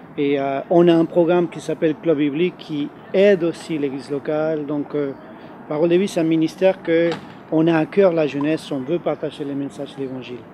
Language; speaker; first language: French; non-native, fluent; Spanish